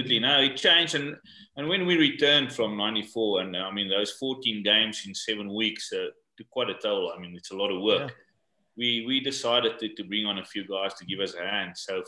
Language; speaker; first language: English; non-native, local second language; Afrikaans